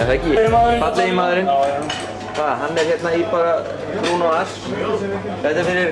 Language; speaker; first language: Icelandic; native; Icelandic